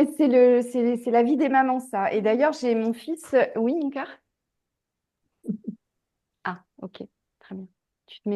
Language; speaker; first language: French; native; French